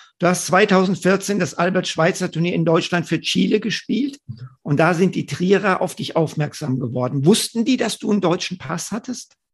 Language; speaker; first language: German; native; German